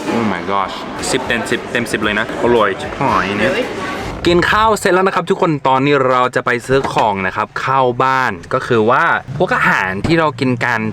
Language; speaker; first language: Thai; non-native, fluent; English